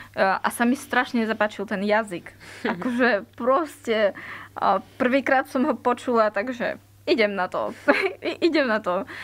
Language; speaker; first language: Slovak; non-native, fluent; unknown